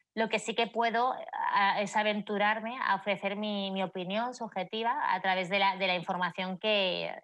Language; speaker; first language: Spanish; native; Spanish